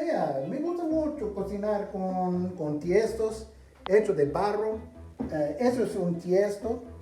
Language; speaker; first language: Spanish; non-native, fluent; English